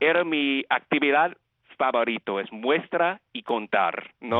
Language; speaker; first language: Spanish; early bilingual, heritage; Spanish